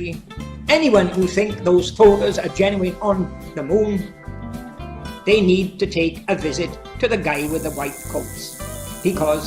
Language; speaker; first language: English; native; English